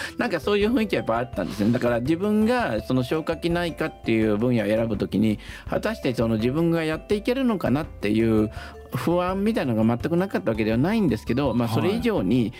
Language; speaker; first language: Japanese; native; Japanese